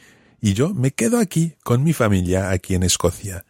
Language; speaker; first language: Spanish; non-native, fluent; English